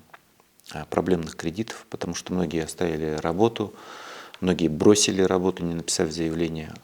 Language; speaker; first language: Russian; native; Russian